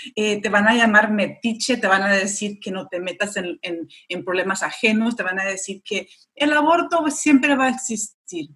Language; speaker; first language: Spanish; early bilingual, heritage; Spanish